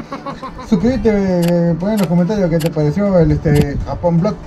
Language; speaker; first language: Spanish; native; Spanish